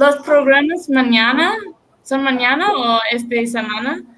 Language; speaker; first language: Spanish; non-native, learner; English